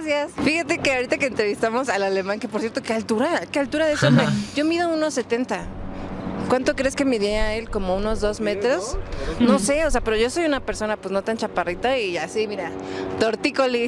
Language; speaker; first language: Spanish; native; Spanish